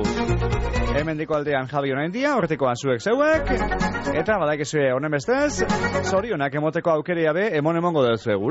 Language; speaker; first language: Basque; native; Basque